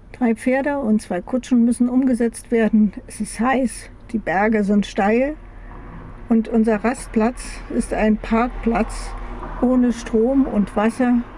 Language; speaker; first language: German; native; German